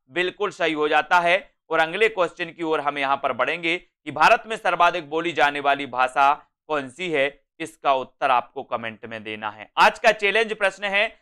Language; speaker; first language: Hindi; native; Hindi